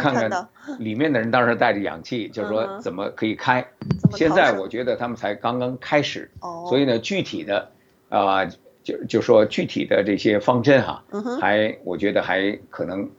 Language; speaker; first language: Chinese; native; Chinese